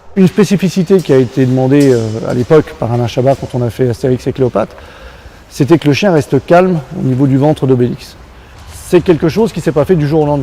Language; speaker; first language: French; native; French